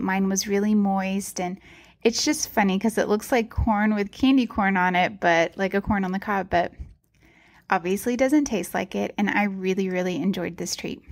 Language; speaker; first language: English; native; English